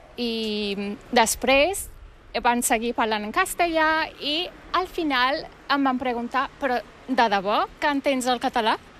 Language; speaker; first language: Catalan; non-native, fluent; Turkish